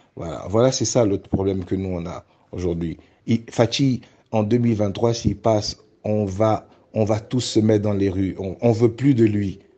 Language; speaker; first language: French; non-native, local second language; Luba-Lulua